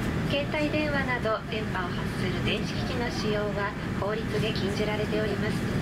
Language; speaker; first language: Japanese; native; Japanese